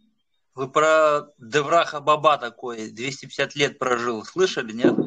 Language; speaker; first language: Russian; native; Russian